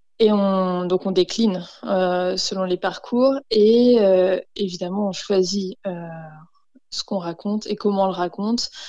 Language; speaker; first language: French; native; French